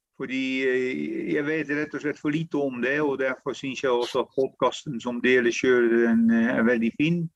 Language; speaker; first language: Norwegian; non-native, fluent; Dutch